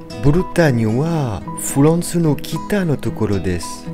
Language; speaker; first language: Japanese; non-native, learner; French